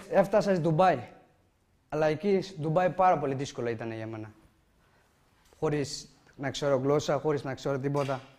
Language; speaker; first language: Greek; non-native, learner; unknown